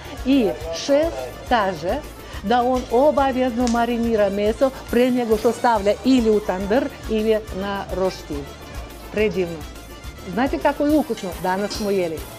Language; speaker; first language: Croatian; non-native, fluent; Russian